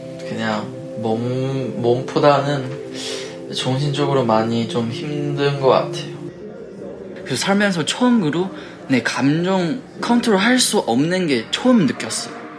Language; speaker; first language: Korean; non-native, fluent; Chinese